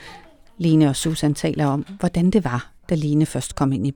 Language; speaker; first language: Danish; native; Danish